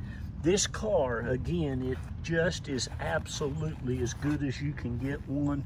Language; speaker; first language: English; native; English